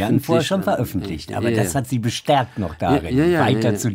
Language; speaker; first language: German; native; German